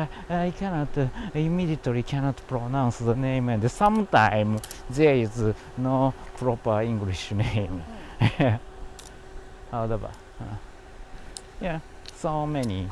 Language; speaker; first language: English; non-native, learner; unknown